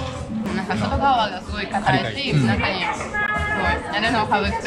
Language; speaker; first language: English; non-native, learner; Ukrainian